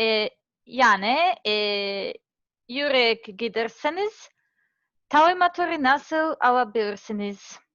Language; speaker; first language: Turkish; non-native, learner; Serbian